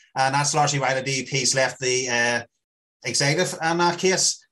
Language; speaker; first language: English; native; English